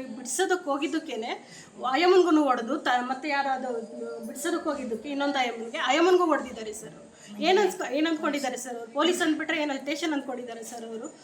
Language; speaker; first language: Kannada; native; Kannada